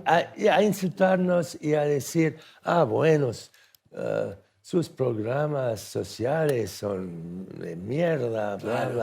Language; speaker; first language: Spanish; non-native, fluent; English